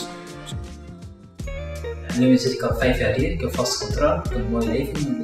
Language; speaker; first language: Dutch; non-native, fluent; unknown